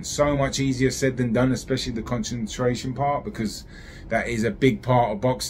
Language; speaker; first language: English; native; English